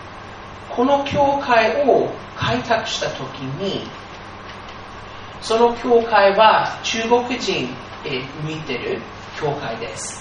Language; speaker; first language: Japanese; non-native, fluent; English